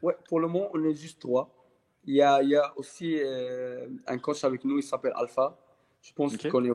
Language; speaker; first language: French; non-native, local second language; Arabic